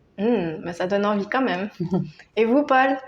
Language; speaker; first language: French; native; French